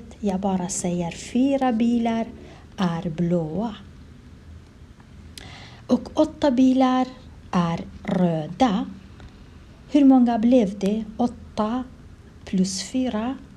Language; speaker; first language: Swedish; non-native, learner; Kurdish